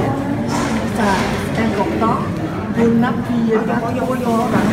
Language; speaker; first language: French; non-native, fluent; Vietnamese